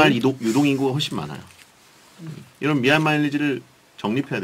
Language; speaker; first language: Korean; native; Korean